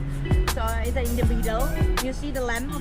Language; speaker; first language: English; non-native, learner; Indonesian